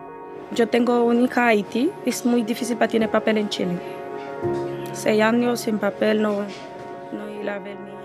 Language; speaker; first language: Spanish; non-native, learner; Haitian Creole